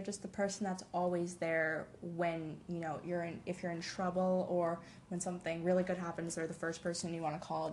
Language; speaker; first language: English; native; English